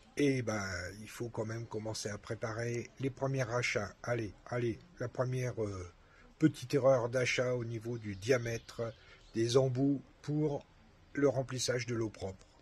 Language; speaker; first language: French; native; French